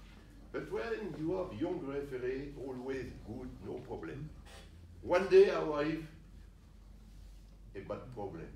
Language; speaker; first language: English; non-native, learner; French